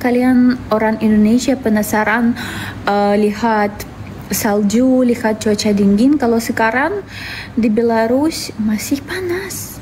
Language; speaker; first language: Indonesian; non-native, fluent; Russian